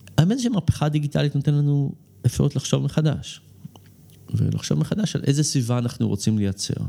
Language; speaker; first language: Hebrew; early bilingual, other home language; English